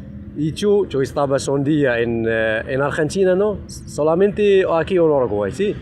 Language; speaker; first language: Spanish; non-native, learner; Arabic